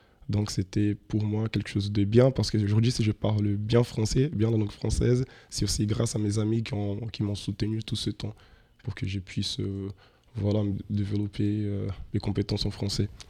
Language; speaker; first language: French; non-native, fluent; Portuguese